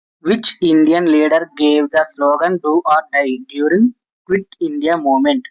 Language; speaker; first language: English; non-native, local second language; Telugu